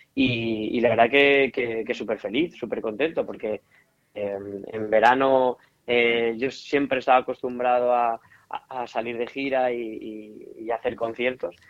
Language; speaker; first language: Spanish; native; Spanish